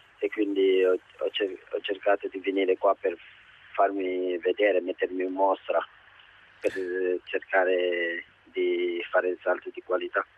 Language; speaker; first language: Italian; non-native, fluent; Wolof